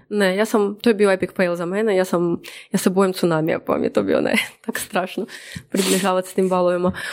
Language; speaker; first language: Croatian; non-native, fluent; Russian